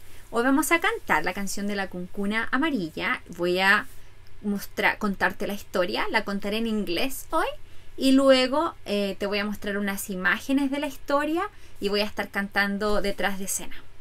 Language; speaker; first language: Spanish; native; Spanish